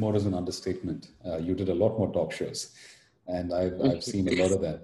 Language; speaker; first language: English; non-native, local second language; Tamil